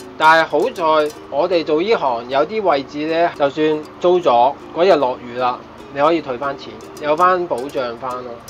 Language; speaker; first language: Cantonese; native; Cantonese